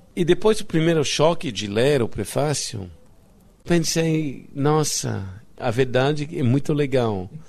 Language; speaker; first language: Portuguese; non-native, fluent; English